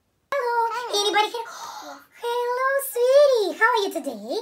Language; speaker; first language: English; non-native, learner; Russian